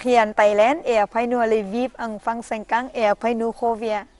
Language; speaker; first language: French; non-native, learner; Thai